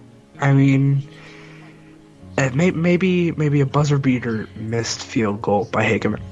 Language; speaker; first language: English; native; English